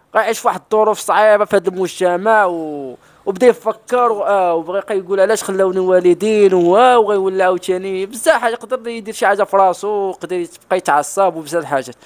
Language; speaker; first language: Arabic; non-native, local second language; Spanish